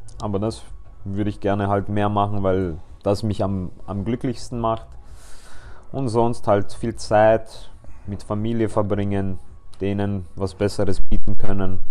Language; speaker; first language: German; early bilingual, other home language; Polish